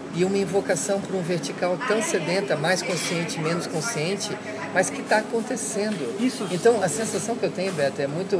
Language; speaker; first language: Portuguese; early bilingual, heritage; Portuguese